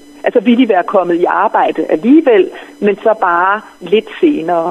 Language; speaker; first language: Danish; native; Danish